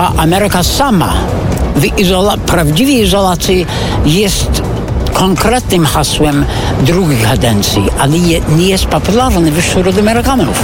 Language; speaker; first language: Polish; non-native, fluent; English